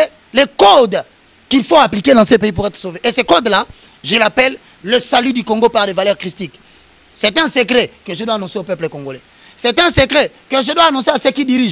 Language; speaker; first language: French; non-native, local second language; Lingala